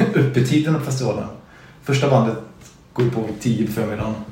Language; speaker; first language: Swedish; native; Swedish